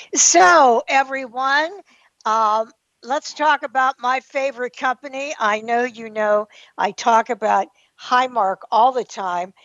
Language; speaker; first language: English; native; English